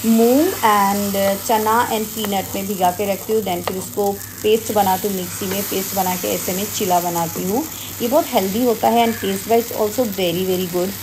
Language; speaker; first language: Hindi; non-native, local second language; Assamese